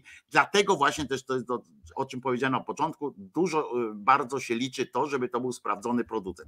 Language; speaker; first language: Polish; native; Polish